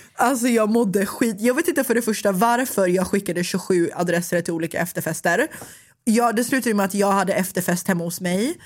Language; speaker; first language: Swedish; native; Swedish